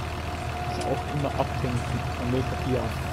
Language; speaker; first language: German; native; German